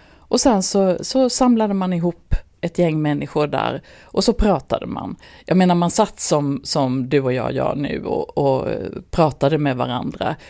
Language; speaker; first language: Swedish; native; Swedish